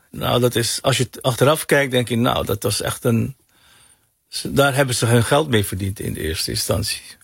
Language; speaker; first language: Dutch; early bilingual, other home language; Hakka Chinese